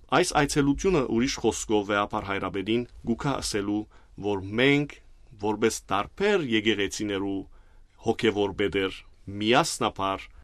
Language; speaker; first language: Armenian; early bilingual, heritage; Armenian